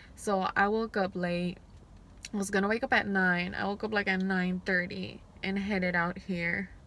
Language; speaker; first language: English; early bilingual, other home language; Spanish